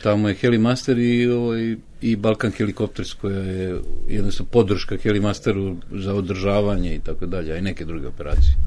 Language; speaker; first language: Serbian; native; Serbian